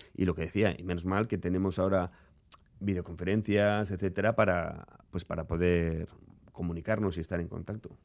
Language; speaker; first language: Spanish; native; Spanish